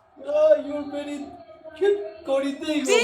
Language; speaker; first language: Korean; native; Korean